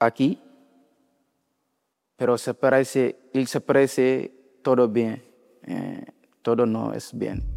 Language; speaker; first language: Spanish; non-native, learner; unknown